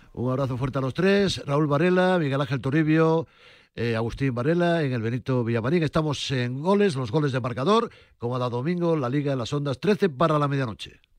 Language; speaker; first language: Spanish; native; Spanish